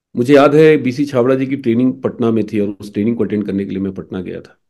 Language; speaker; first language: Hindi; native; Hindi